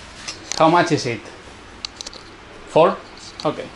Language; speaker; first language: English; non-native, learner; Spanish